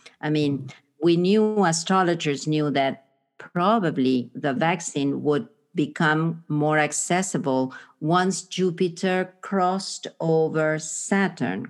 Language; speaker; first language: English; non-native, fluent; Spanish